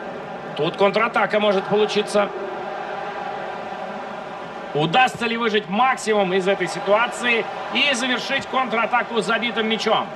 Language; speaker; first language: Russian; native; Russian